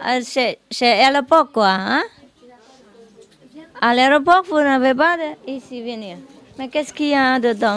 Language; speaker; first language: French; non-native, learner; Vietnamese